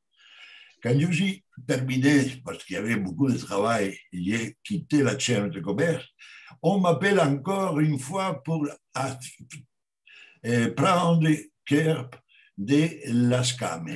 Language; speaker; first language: French; non-native, learner; Spanish